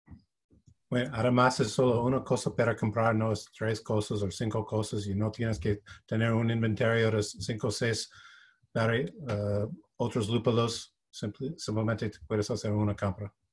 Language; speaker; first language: Spanish; non-native, fluent; English